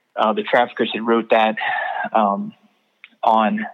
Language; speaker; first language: English; native; English